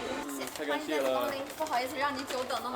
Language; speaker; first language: Chinese; native; Chinese